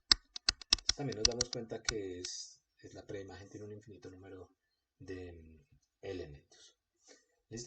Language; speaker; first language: Spanish; native; Spanish